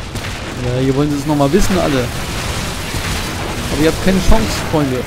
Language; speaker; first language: German; native; German